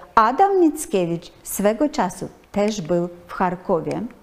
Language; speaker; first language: Polish; non-native, fluent; Ukrainian